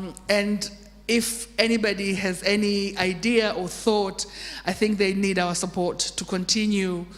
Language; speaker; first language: English; non-native, local second language; Swahili